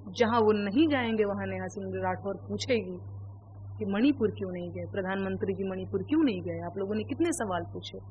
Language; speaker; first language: Hindi; non-native, local second language; Bhojpuri